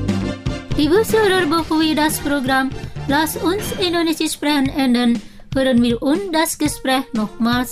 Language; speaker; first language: German; non-native, fluent; Indonesian